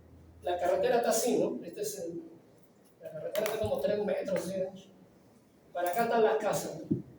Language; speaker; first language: Spanish; native; Spanish